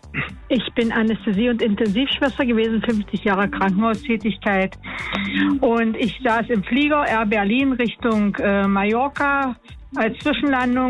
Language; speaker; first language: German; native; German